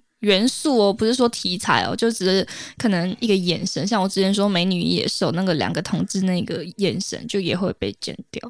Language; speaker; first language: Chinese; native; Chinese